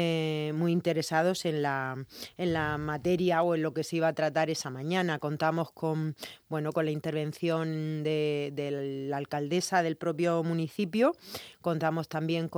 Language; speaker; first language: Spanish; native; Spanish